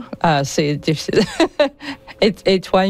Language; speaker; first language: French; non-native, learner; English